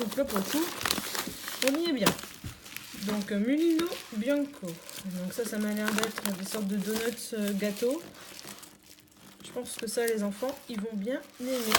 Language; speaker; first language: French; native; French